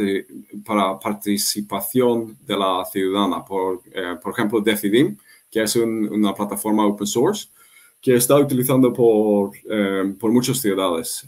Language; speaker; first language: Spanish; non-native, fluent; Swedish